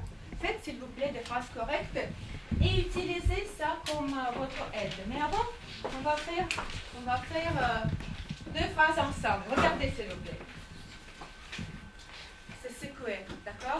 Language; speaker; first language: French; non-native, fluent; Russian